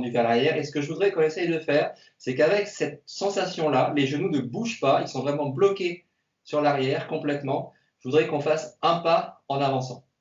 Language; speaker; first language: French; native; French